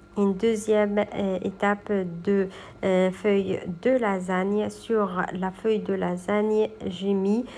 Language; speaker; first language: French; non-native, local second language; Arabic